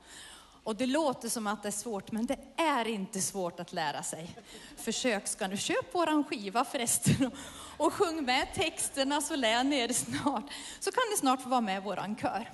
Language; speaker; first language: Swedish; native; Swedish